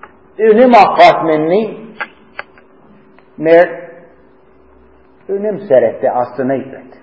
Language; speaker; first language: Hungarian; non-native, fluent; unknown